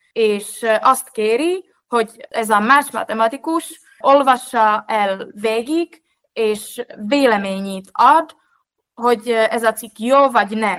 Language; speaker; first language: Hungarian; non-native, fluent; Czech